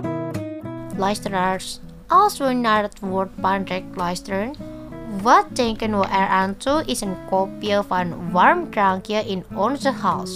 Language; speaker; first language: Dutch; non-native, fluent; Indonesian